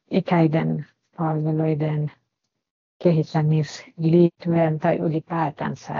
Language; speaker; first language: Finnish; non-native, fluent; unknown